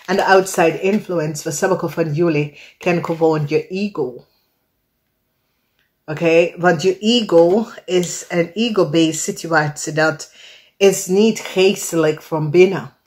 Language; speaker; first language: Dutch; non-native, fluent; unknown